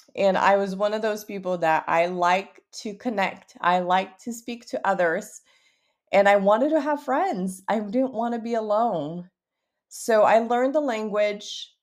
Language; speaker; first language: English; early bilingual, other home language; Portuguese